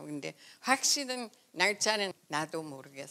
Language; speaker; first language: Korean; non-native, fluent; English